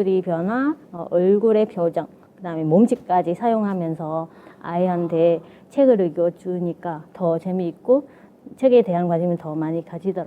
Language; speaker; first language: Korean; non-native, fluent; Vietnamese